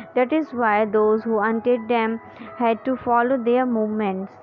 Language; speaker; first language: English; non-native, local second language; Hindi